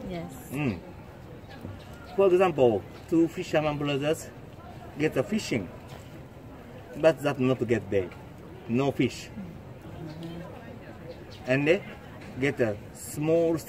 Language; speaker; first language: English; non-native, learner; Japanese